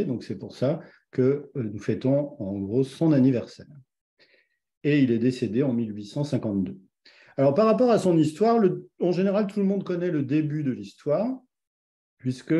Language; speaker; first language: French; native; French